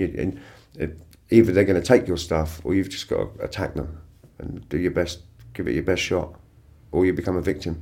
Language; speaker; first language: English; native; English